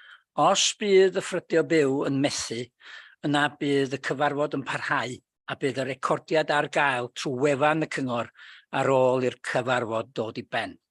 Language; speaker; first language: Welsh; native; Welsh